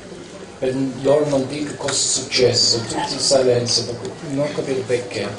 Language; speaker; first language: Italian; non-native, learner; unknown